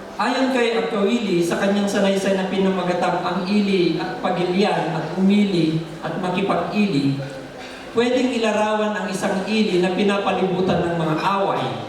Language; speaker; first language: Filipino; non-native, local second language; Iloko